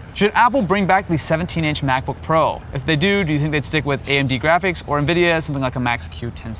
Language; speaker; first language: English; native; English